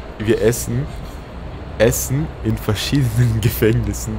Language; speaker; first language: German; early bilingual, other home language; Persian